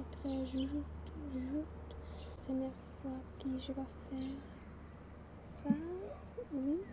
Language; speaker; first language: French; non-native, learner; German